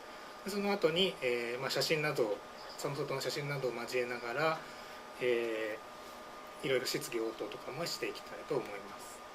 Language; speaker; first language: Japanese; native; Japanese